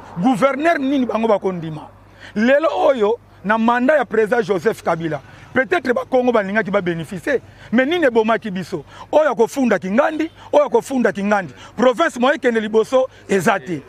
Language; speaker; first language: Lingala; non-native, local second language; Kongo